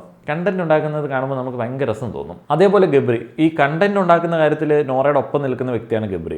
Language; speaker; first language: Malayalam; native; Malayalam